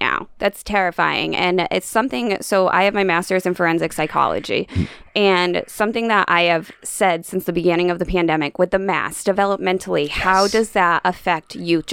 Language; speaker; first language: English; native; English